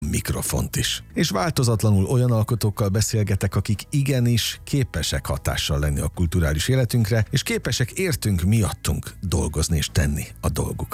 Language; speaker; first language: Hungarian; native; Hungarian